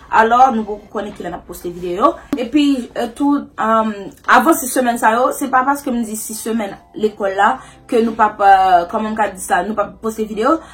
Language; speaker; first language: Haitian Creole; early bilingual, heritage; Haitian Creole